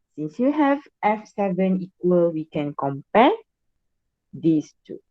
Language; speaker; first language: English; non-native, local second language; Malay